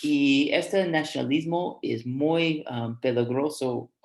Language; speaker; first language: Spanish; non-native, fluent; English